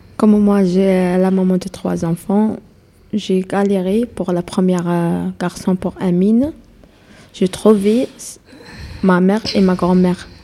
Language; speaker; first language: French; non-native, learner; Arabic